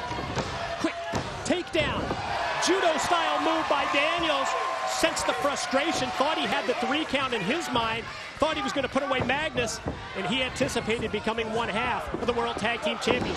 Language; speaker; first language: English; native; English